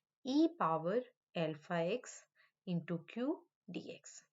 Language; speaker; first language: English; non-native, local second language; Hindi